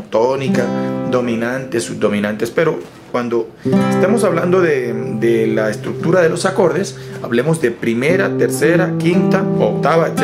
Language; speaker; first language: Spanish; native; Spanish